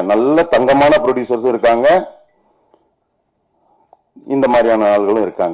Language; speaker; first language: Tamil; native; Tamil